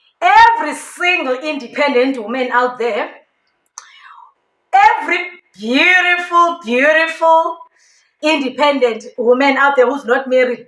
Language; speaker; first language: English; non-native, local second language; Xhosa